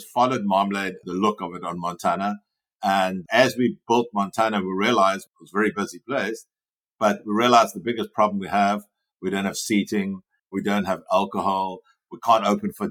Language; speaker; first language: English; native; English